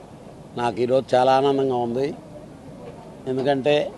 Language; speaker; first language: Telugu; native; Telugu